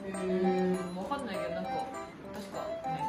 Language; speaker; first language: Japanese; native; Japanese